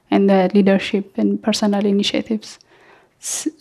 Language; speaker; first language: English; non-native, fluent; Amharic